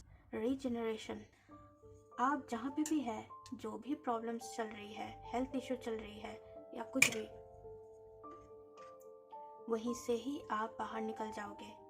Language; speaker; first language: Hindi; native; Hindi